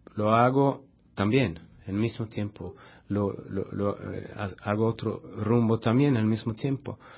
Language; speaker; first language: Spanish; non-native, fluent; Swedish